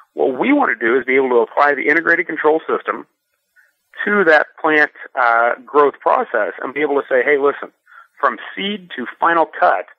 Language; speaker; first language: English; native; English